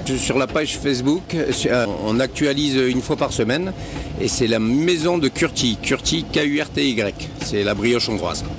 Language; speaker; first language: French; native; French